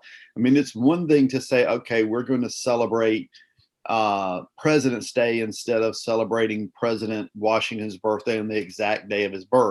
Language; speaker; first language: English; native; English